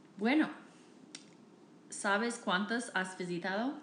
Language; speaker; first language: Spanish; non-native, fluent; English